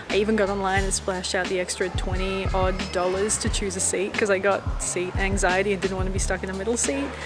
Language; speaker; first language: English; native; English